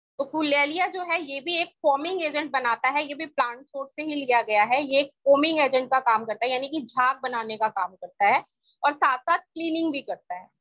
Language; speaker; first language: Hindi; native; Hindi